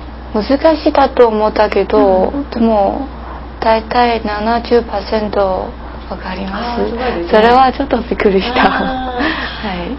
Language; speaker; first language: Japanese; non-native, learner; English